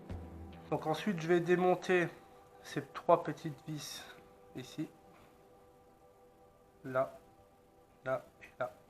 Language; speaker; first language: French; native; French